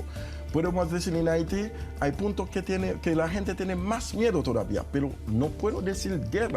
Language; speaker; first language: Spanish; non-native, fluent; Haitian Creole